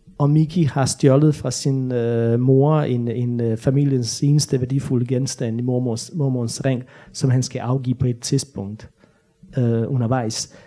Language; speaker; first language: Danish; non-native, fluent; Bosnian